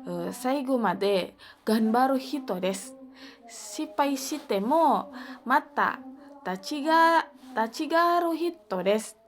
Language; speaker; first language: Japanese; non-native, learner; Indonesian